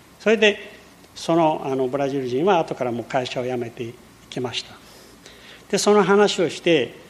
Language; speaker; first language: Japanese; early bilingual, heritage; Portuguese